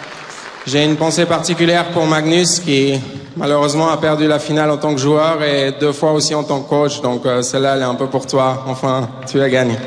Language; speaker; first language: French; native; French